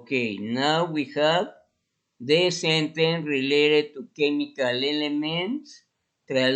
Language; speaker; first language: English; non-native, fluent; Spanish